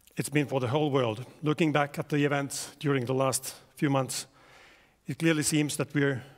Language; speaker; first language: English; non-native, fluent; Finnish